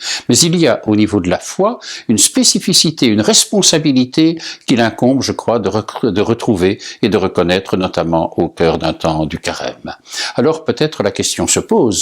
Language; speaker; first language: French; native; French